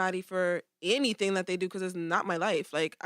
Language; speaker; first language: English; native; English